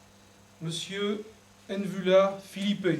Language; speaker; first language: French; native; French